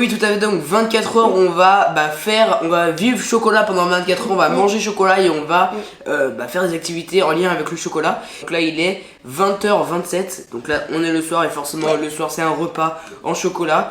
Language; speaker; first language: French; native; French